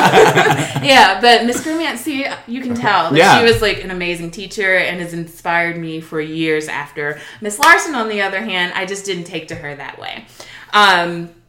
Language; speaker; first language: English; native; English